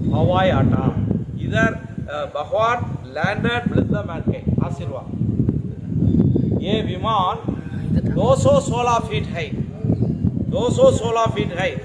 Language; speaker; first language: Hindi; non-native, local second language; Tamil